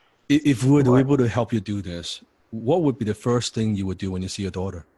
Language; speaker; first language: English; non-native, fluent; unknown